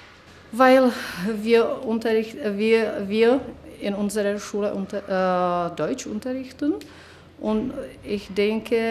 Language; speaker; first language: German; non-native, fluent; Czech